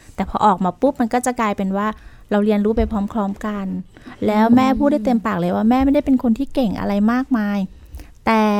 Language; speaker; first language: Thai; native; Thai